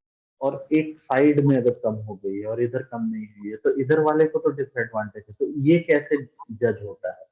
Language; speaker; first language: Hindi; native; Hindi